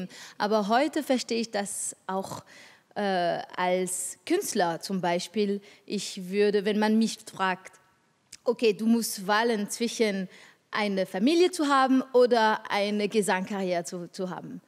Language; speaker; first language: German; non-native, fluent; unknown